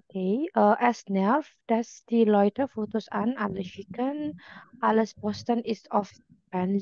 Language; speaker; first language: German; non-native, fluent; Indonesian